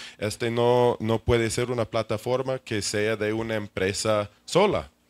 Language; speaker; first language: Spanish; non-native, fluent; English